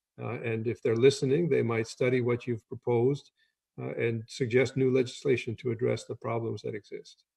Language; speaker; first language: English; native; English